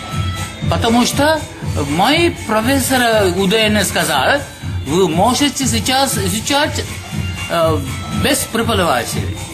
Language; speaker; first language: Russian; non-native, learner; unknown